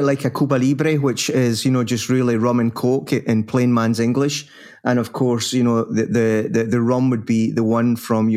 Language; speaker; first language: English; native; English